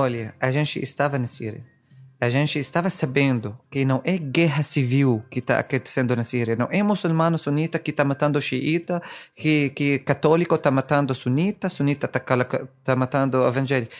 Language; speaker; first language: Portuguese; non-native, fluent; Arabic